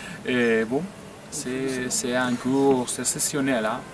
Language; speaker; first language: French; non-native, learner; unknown